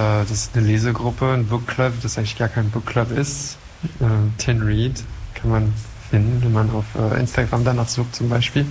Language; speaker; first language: German; non-native, fluent; French